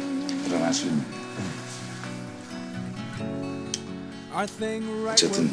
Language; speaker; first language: Korean; native; Korean